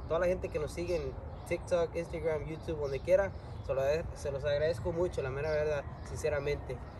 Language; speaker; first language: Spanish; early bilingual, heritage; Spanish